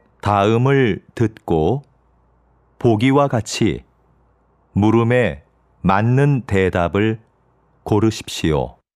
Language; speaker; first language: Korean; non-native, fluent; Arabic